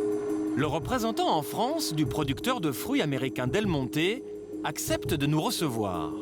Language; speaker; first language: French; native; French